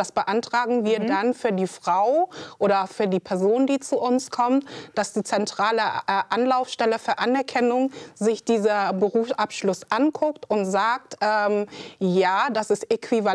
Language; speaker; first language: German; early bilingual, other home language; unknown